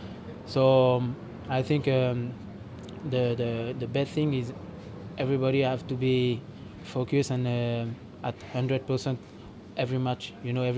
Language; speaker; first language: English; non-native, fluent; French